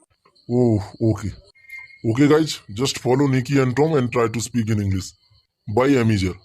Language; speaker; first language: English; non-native, local second language; Bangla